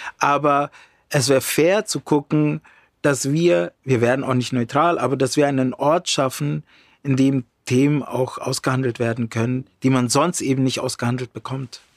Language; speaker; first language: German; early bilingual, other home language; Romany